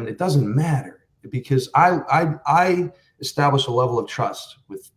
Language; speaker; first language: English; native; English